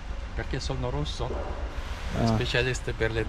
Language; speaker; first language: Italian; non-native, learner; Russian